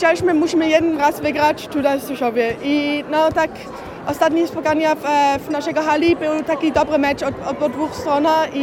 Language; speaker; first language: Polish; early bilingual, heritage; German